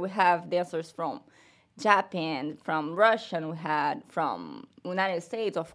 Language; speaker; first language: English; non-native, learner; Portuguese